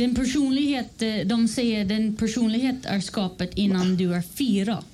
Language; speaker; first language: Swedish; non-native, fluent; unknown